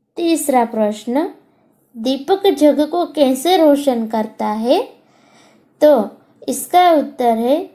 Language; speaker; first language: Hindi; non-native, local second language; Gujarati